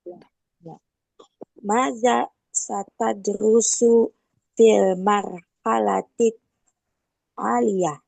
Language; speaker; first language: Arabic; non-native, learner; Indonesian